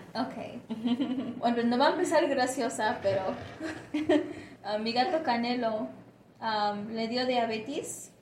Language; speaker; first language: Spanish; early bilingual, heritage; Spanish